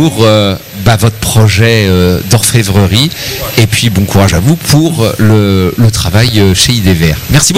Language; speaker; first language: French; native; French